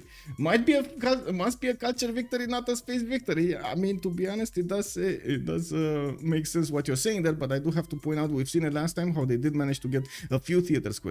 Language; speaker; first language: English; non-native, fluent; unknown